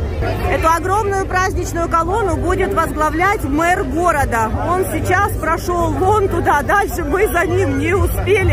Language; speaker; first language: Russian; native; Russian